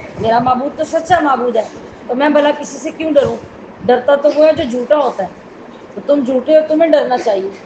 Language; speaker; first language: Urdu; non-native, local second language; Punjabi